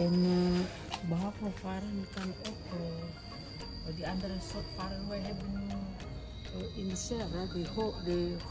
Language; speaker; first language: Dutch; non-native, learner; Indonesian